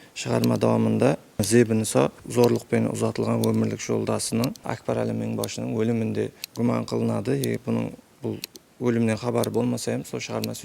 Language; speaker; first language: Uzbek; non-native, local second language; Kara-Kalpak